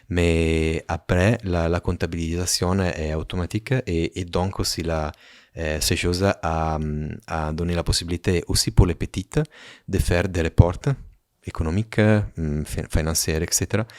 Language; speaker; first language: French; non-native, fluent; Italian